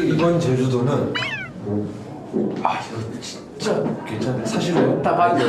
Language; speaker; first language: Korean; native; Korean